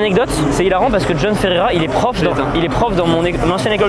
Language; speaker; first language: French; native; French